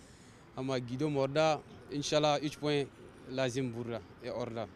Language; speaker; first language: Turkish; non-native, learner; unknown